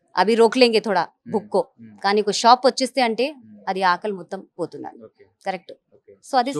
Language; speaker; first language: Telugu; non-native, local second language; Hindi